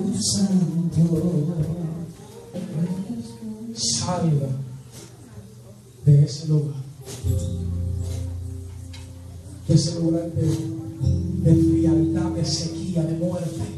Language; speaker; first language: Spanish; native; Spanish